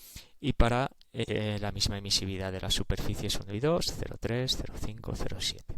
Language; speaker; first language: Spanish; native; Spanish